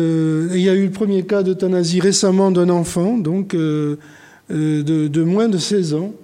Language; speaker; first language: French; native; French